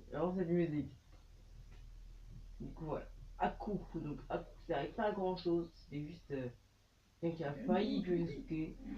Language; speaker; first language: French; native; French